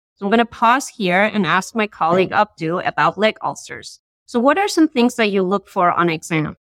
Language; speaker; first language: English; non-native, fluent; Persian